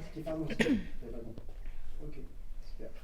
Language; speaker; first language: French; native; French